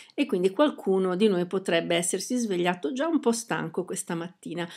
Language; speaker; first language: Italian; native; Italian